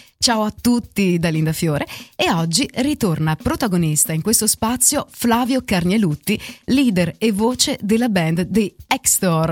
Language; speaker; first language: Italian; native; Italian